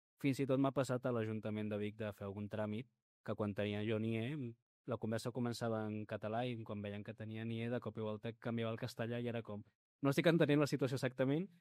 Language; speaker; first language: Catalan; early bilingual, other home language; Spanish